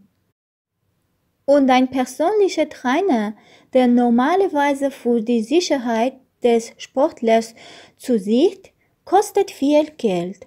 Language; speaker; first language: German; non-native, learner; Armenian